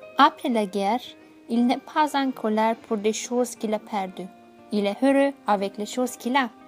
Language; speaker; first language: French; non-native, learner; Turkish